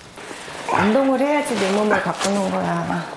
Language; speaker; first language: Korean; native; Korean